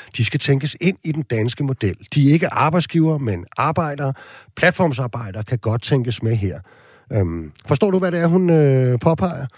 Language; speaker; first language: Danish; native; Danish